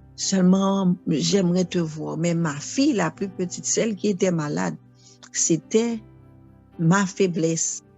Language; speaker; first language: French; non-native, local second language; Haitian Creole